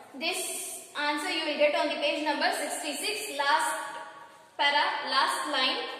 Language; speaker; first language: English; non-native, local second language; Kannada